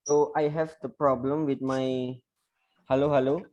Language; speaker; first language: English; non-native, learner; Indonesian